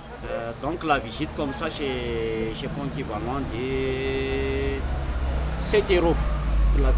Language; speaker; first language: French; non-native, local second language; Malagasy